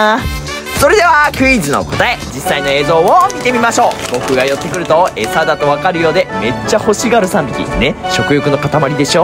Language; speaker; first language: Japanese; native; Japanese